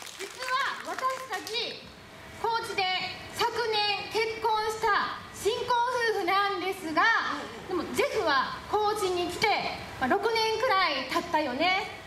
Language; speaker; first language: Japanese; native; Japanese